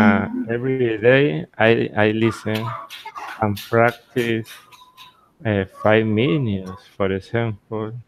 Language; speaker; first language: English; non-native, learner; Spanish